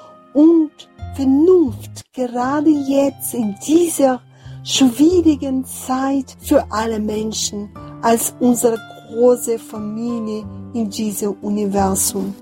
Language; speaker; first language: German; non-native, fluent; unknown